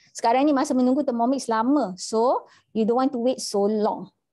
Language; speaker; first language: English; non-native, local second language; Malay